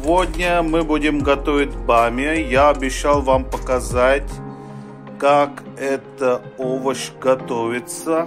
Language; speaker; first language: Russian; non-native, fluent; Hindi